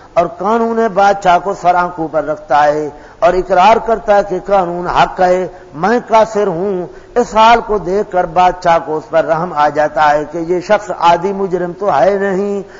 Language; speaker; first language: Urdu; non-native, local second language; Pashto